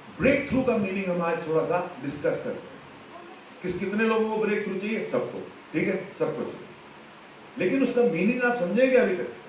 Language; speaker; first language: Hindi; non-native, local second language; Punjabi